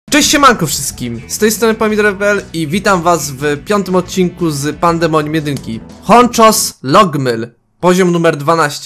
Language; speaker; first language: Polish; native; Polish